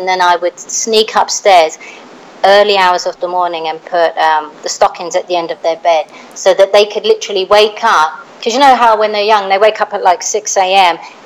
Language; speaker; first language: English; native; English